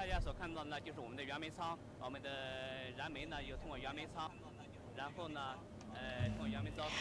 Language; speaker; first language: Chinese; native; Chinese